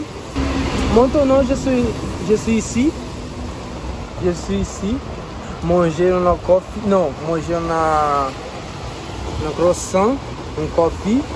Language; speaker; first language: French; non-native, learner; Portuguese